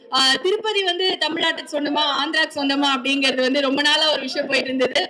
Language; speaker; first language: Tamil; native; Tamil